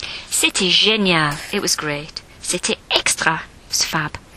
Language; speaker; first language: English; native; English